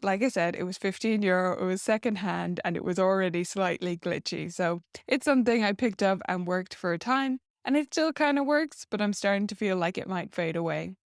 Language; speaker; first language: English; native; English